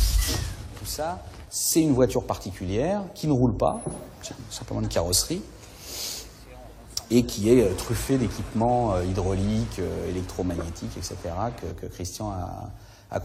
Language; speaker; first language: French; native; French